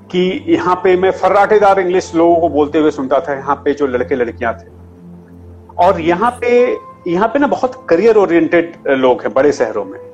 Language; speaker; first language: Hindi; native; Hindi